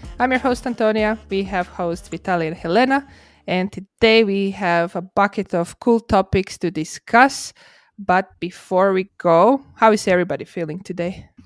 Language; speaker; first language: English; non-native, fluent; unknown